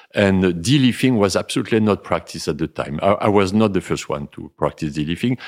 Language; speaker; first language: English; non-native, fluent; French